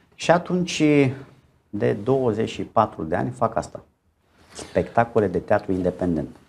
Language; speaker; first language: Romanian; native; Romanian